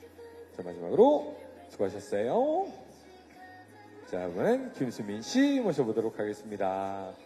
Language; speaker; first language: Korean; native; Korean